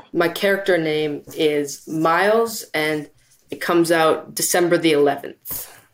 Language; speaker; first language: English; native; English